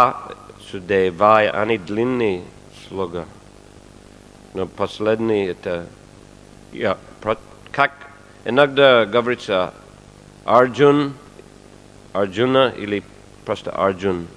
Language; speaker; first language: Russian; non-native, fluent; English